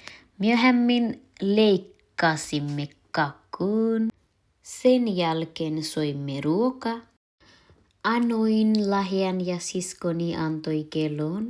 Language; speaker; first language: Finnish; non-native, learner; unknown